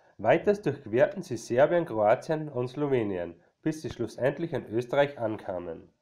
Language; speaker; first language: German; native; German